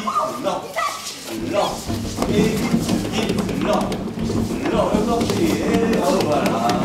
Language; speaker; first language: French; native; French